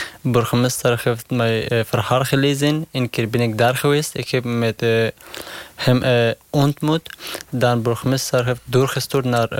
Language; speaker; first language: Dutch; non-native, learner; Persian